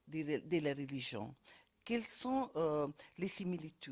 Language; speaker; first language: French; non-native, fluent; Italian